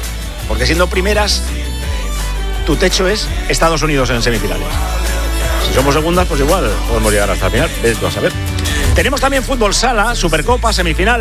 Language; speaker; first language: Spanish; native; Spanish